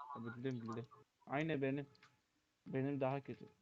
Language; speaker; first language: Turkish; non-native, learner; Arabic